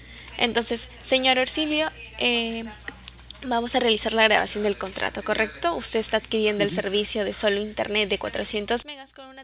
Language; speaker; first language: Spanish; native; Spanish